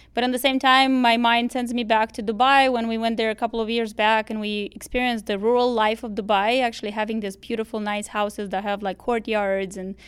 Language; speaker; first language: English; non-native, fluent; Romanian